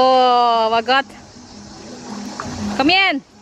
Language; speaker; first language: Swedish; non-native, learner; Indonesian